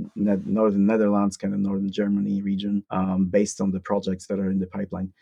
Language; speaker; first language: English; non-native, fluent; Polish